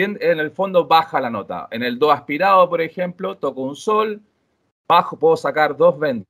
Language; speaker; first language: Spanish; native; Spanish